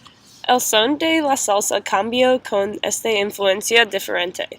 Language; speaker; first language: Spanish; non-native, learner; English